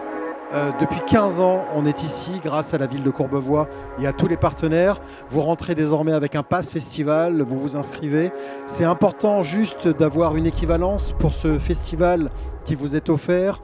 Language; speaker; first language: French; native; French